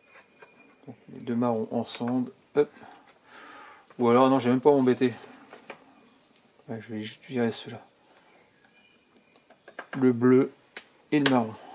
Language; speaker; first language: French; native; French